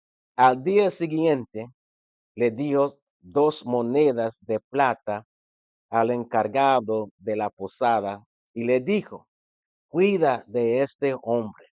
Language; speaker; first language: Spanish; non-native, fluent; English